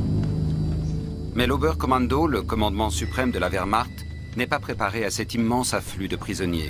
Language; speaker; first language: French; native; French